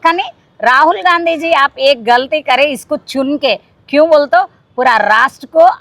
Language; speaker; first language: Hindi; non-native, local second language; Telugu